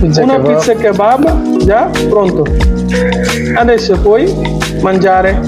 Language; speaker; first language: Italian; non-native, learner; Bangla